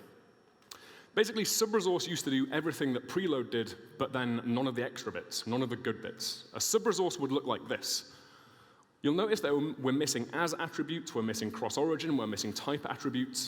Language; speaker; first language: English; native; English